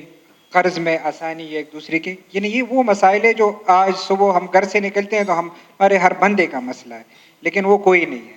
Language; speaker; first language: Urdu; native; Urdu